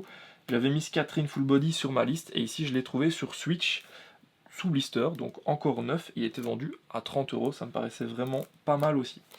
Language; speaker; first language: French; native; French